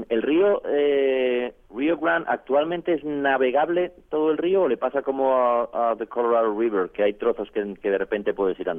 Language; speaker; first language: Spanish; native; Spanish